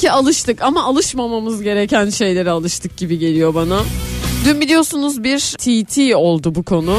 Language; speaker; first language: Turkish; native; Turkish